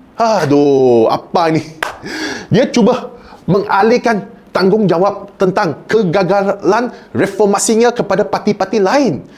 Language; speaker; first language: Malay; non-native, local second language; Chinese